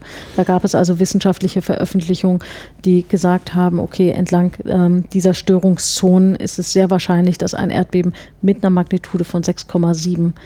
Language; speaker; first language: German; native; German